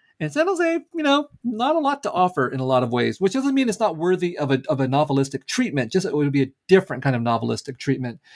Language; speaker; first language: English; early bilingual, other home language; Vietnamese